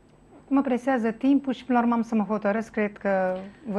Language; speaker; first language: Romanian; native; Romanian